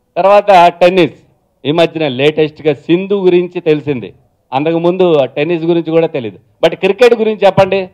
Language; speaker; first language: Telugu; native; Telugu